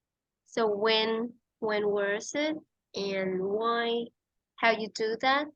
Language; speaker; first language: English; non-native, fluent; Vietnamese